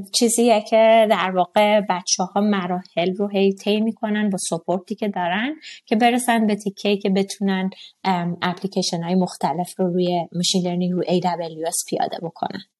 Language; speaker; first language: Persian; non-native, local second language; Azerbaijani